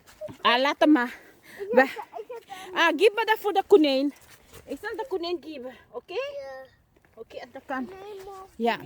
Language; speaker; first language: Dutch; non-native, learner; Filipino